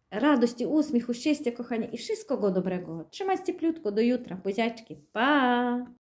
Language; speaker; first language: Polish; non-native, learner; Ukrainian